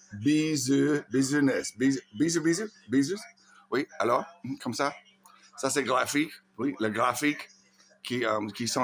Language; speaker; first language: French; non-native, learner; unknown